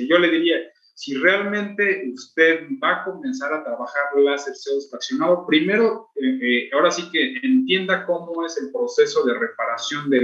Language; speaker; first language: Spanish; native; Spanish